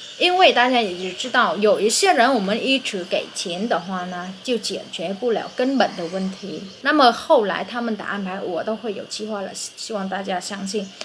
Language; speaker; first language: Chinese; non-native, fluent; Vietnamese